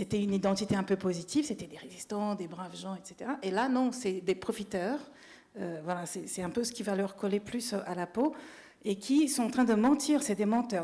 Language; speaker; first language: French; native; French